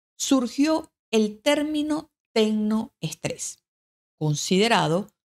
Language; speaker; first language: Spanish; native; Spanish